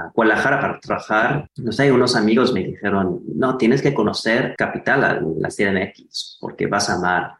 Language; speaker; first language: Spanish; non-native, fluent; English